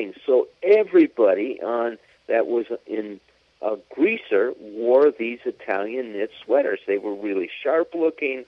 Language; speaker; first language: English; native; English